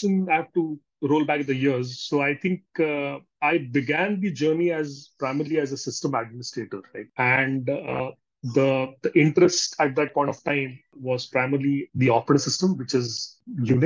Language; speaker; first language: English; non-native, local second language; Marathi